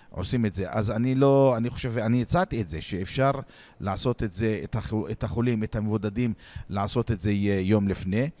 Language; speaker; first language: Hebrew; non-native, local second language; Arabic